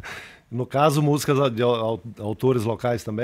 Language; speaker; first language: Portuguese; native; Portuguese